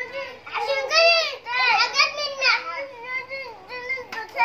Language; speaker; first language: Arabic; native; Arabic